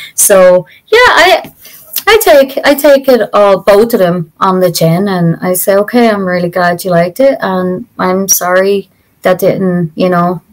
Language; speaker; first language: English; native; English